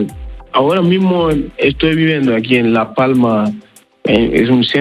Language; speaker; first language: Spanish; non-native, learner; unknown